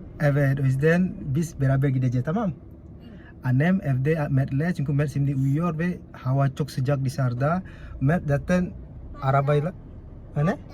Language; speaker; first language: Turkish; non-native, learner; Indonesian